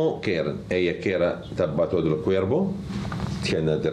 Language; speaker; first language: Spanish; non-native, learner; Arabic